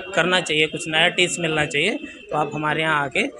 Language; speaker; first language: Hindi; native; Hindi